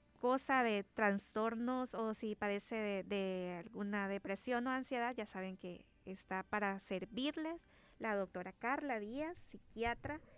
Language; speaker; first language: Spanish; native; Spanish